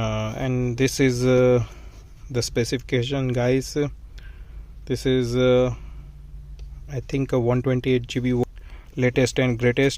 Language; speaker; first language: English; non-native, fluent; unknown